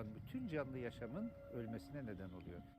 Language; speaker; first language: Turkish; native; Turkish